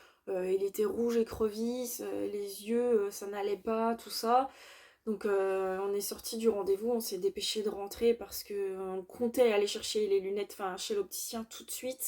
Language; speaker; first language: French; native; French